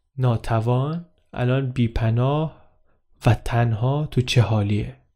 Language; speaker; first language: Persian; native; Persian